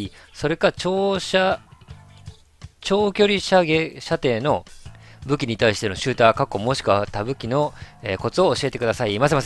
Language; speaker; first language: Japanese; native; Japanese